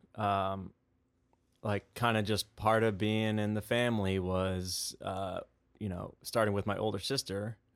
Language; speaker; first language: English; native; English